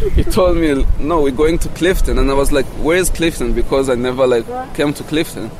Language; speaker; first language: English; non-native, fluent; Kinyarwanda